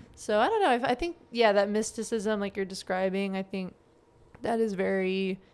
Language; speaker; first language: English; native; English